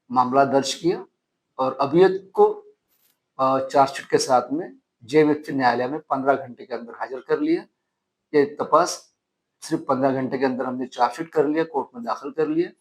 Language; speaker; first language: Hindi; non-native, local second language; Marathi